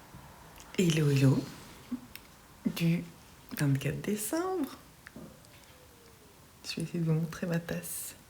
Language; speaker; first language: French; native; French